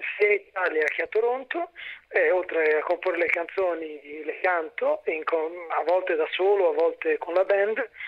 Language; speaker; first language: Italian; native; Italian